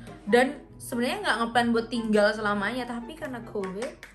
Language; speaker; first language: Indonesian; early bilingual, heritage; Indonesian